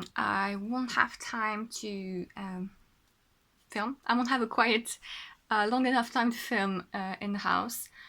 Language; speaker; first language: English; non-native, fluent; French